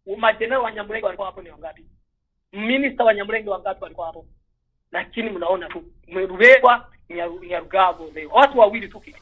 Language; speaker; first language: Swahili; non-native, local second language; Kinyarwanda